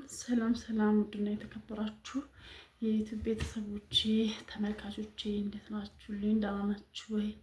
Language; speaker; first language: Amharic; native; Amharic